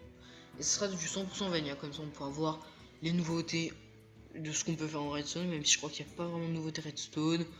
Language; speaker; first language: French; native; French